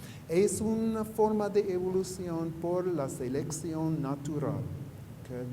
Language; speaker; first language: Spanish; non-native, fluent; English